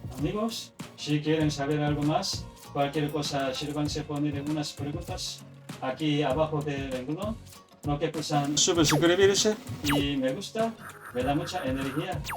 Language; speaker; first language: Spanish; non-native, learner; Korean